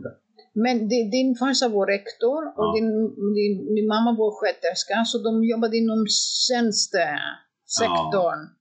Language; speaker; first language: Swedish; non-native, fluent; Greek